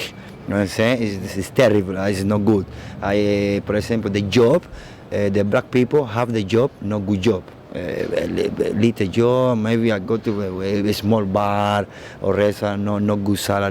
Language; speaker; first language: English; non-native, learner; Spanish